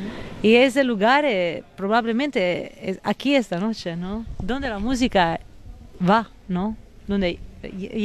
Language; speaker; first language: Spanish; non-native, fluent; Italian